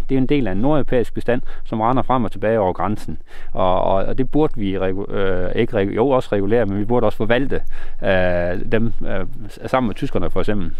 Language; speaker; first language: Danish; native; Danish